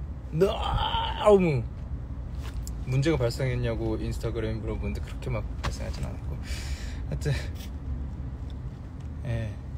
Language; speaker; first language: Korean; early bilingual, heritage; Korean